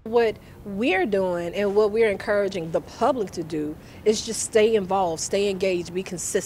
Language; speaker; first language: English; native; English